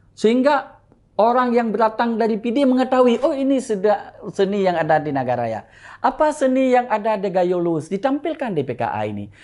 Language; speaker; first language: Indonesian; native; Indonesian